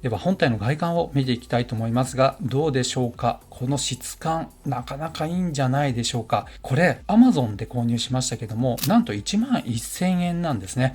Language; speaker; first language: Japanese; native; Japanese